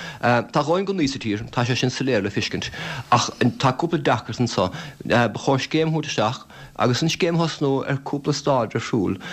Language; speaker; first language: Irish; native; Irish